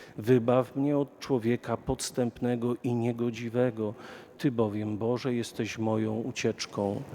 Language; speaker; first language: Polish; native; Polish